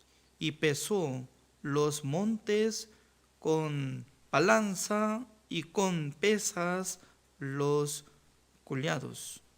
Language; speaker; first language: Spanish; non-native, fluent; Korean